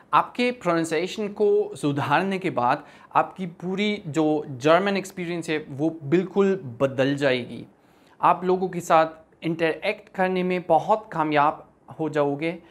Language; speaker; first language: Hindi; non-native, fluent; German